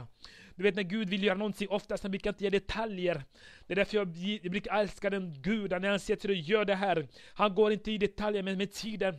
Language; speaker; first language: Swedish; non-native, fluent; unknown